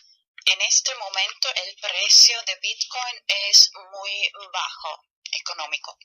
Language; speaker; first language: Spanish; non-native, fluent; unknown